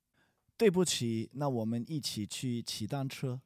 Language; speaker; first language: Chinese; non-native, learner; English